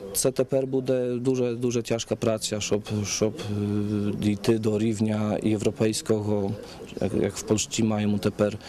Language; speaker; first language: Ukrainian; early bilingual, heritage; Ukrainian